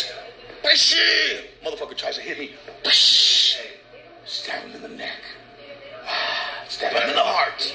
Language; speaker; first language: English; native; English